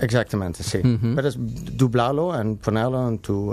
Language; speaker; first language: Spanish; non-native, learner; Dutch